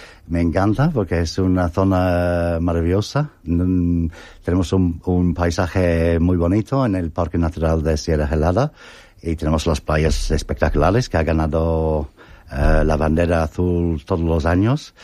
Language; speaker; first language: Spanish; non-native, fluent; English